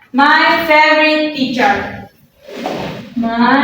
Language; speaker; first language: English; non-native, fluent; Indonesian